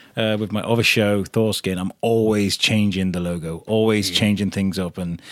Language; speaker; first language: English; native; English